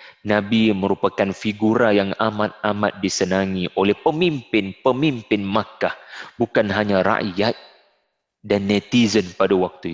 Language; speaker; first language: Malay; native; Malay